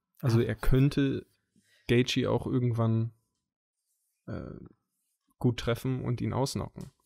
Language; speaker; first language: German; native; German